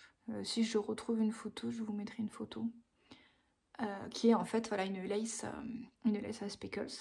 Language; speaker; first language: French; native; French